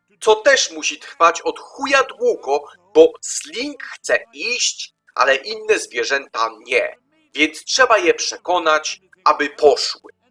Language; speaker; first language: Polish; native; Polish